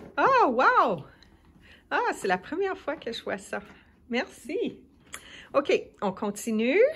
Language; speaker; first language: French; native; French